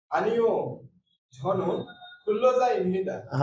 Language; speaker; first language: Korean; non-native, learner; Bangla